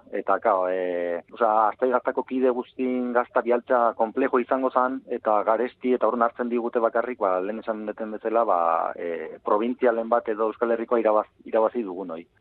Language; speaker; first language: Basque; native; Basque